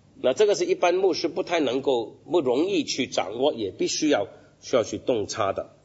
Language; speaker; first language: Chinese; non-native, local second language; Cantonese